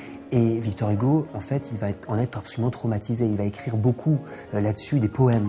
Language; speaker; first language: French; native; French